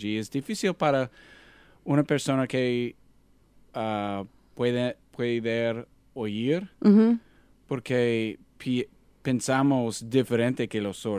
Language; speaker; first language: Spanish; non-native, learner; English